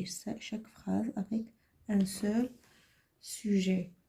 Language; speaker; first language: French; non-native, learner; Arabic